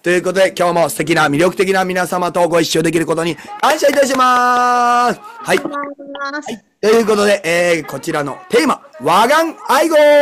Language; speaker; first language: Japanese; native; Japanese